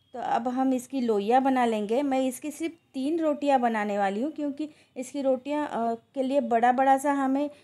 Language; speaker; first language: Hindi; non-native, local second language; Marathi